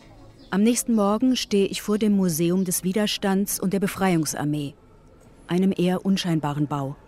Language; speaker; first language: German; native; German